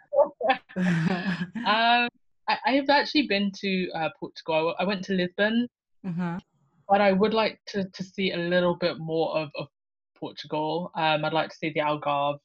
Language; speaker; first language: English; native; English